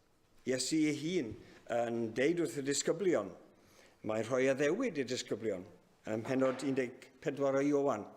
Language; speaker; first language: Welsh; native; Welsh